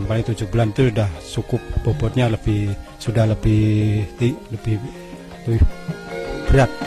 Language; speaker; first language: Indonesian; non-native, local second language; Javanese